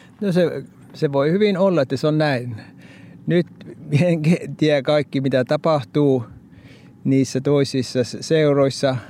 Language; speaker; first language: Finnish; early bilingual, heritage; Norwegian